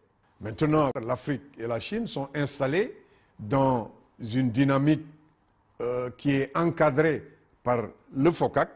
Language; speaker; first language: French; non-native, local second language; Wolof